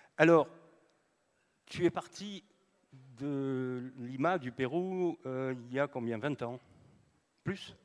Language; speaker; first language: French; native; French